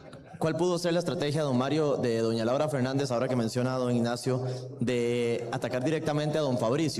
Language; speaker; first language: Spanish; native; Spanish